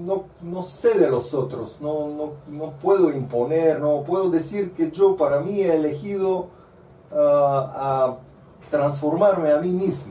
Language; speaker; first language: Spanish; non-native, fluent; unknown